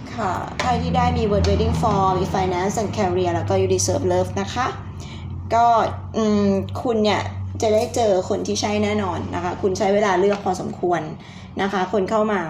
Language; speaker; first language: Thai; native; Thai